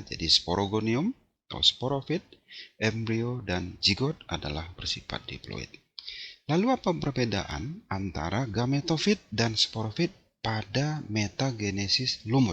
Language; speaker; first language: Indonesian; native; Indonesian